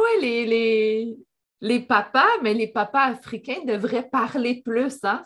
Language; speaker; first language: French; native; French